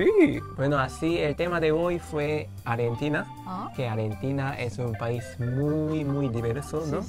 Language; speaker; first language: Spanish; non-native, learner; Korean